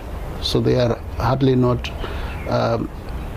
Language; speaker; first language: English; non-native, local second language; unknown